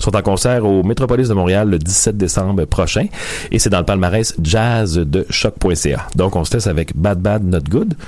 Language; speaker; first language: French; native; French